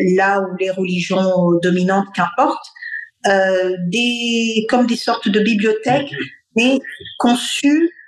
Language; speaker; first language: French; non-native, local second language; Bambara